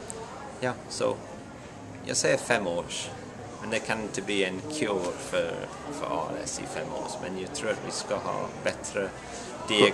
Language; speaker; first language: Swedish; non-native, learner; English